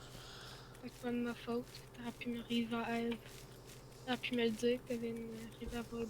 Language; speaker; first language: French; native; French